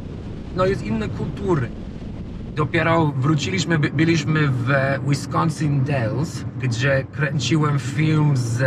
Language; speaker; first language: Polish; non-native, learner; English